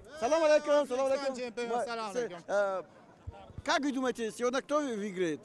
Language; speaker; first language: Russian; non-native, local second language; Tajik